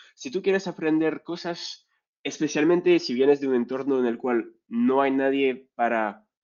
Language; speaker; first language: Spanish; non-native, fluent; French